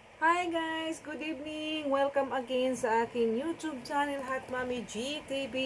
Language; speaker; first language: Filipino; non-native, local second language; Cebuano